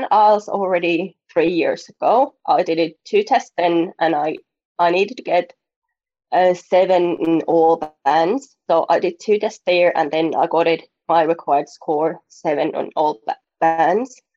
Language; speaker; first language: English; non-native, fluent; Finnish